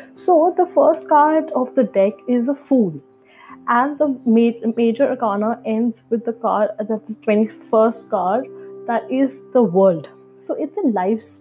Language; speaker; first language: English; non-native, local second language; Hindi